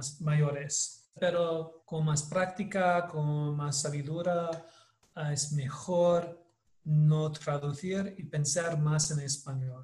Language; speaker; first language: Spanish; non-native, learner; English